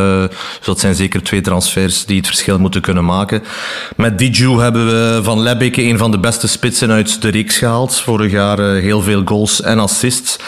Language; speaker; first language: Dutch; native; Dutch